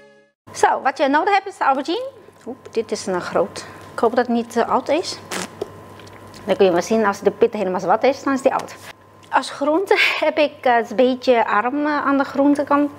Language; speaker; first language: Dutch; non-native, fluent; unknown